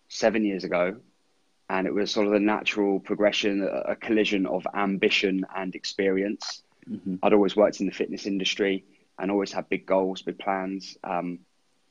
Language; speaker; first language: English; native; English